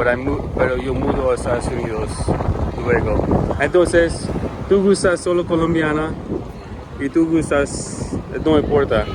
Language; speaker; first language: Spanish; non-native, learner; English